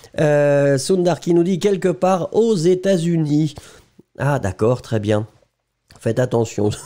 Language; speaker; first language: French; native; French